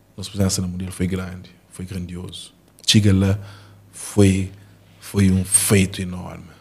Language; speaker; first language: Portuguese; non-native, local second language; Kabuverdianu